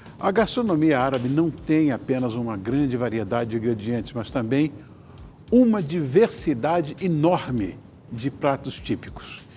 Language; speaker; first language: Portuguese; native; Portuguese